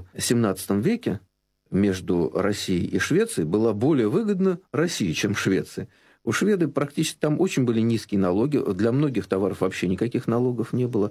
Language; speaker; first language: Russian; native; Russian